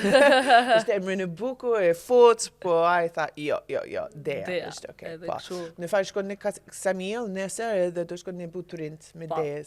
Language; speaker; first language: Albanian; non-native, learner; English